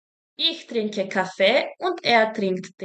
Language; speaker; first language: German; non-native, fluent; Serbian